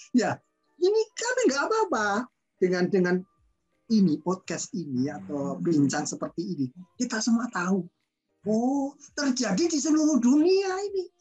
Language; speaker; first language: Indonesian; non-native, local second language; Javanese